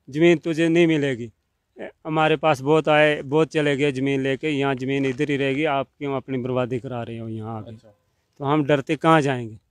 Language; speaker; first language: Hindi; native; Hindi